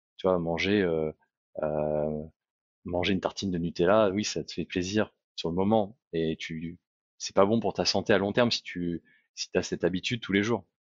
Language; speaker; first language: French; native; French